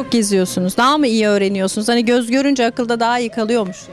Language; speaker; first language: Turkish; native; Turkish